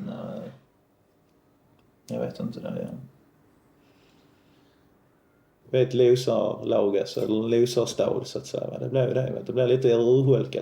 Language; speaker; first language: Swedish; native; Swedish